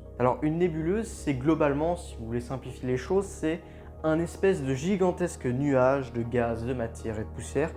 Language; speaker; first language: French; native; French